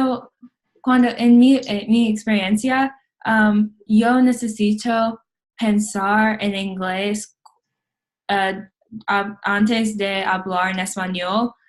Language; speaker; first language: Spanish; non-native, learner; English